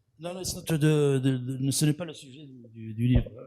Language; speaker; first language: French; non-native, local second language; Arabic